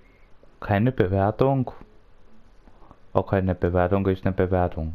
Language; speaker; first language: German; native; German